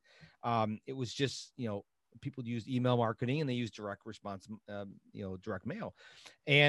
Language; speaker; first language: English; native; English